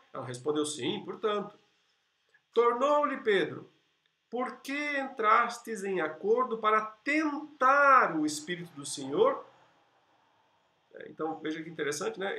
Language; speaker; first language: Portuguese; native; Portuguese